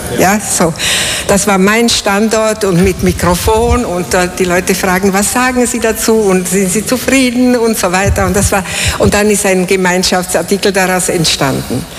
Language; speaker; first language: German; non-native, fluent; Slovak